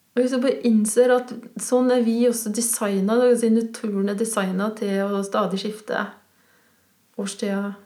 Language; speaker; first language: Norwegian; non-native, fluent; Swiss German